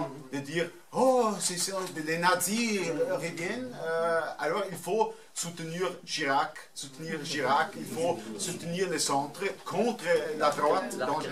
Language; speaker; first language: French; non-native, fluent; German